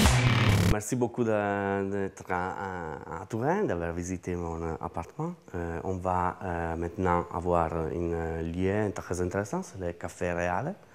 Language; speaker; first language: French; non-native, learner; Italian